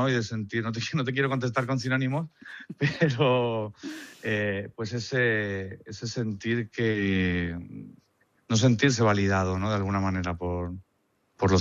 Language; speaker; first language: Spanish; native; Spanish